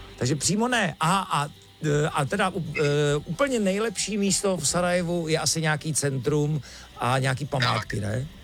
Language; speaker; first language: Czech; native; Czech